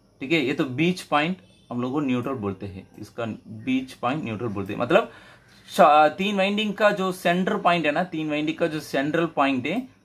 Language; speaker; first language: Hindi; non-native, local second language; Tamil